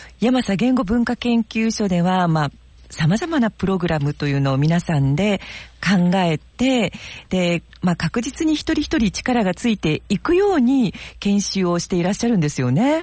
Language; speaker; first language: Japanese; native; Japanese